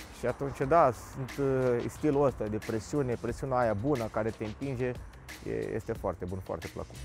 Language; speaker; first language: Romanian; non-native, fluent; Portuguese